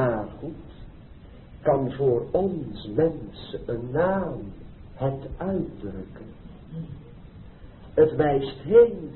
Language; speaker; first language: Dutch; native; Dutch